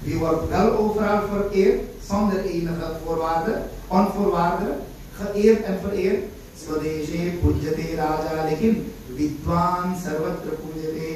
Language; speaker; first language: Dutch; non-native, local second language; Caribbean Hindustani